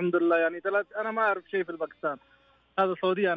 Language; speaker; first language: Arabic; non-native, learner; Urdu